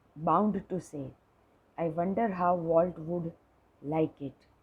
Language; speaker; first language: English; non-native, local second language; Gujarati